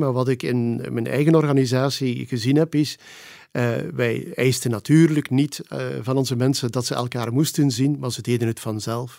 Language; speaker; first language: Dutch; native; Dutch